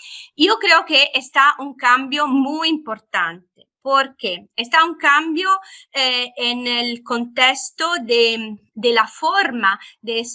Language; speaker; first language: Spanish; non-native, fluent; Italian